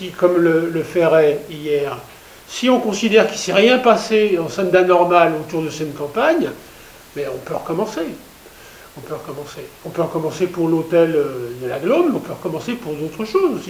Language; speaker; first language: French; native; French